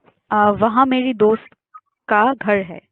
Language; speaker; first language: Hindi; non-native, learner; Bangla